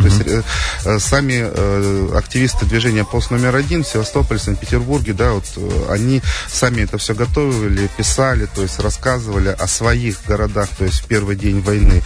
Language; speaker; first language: Russian; native; Russian